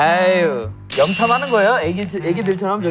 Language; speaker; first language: Korean; native; Korean